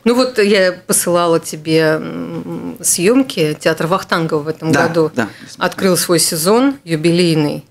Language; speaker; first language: Russian; native; Russian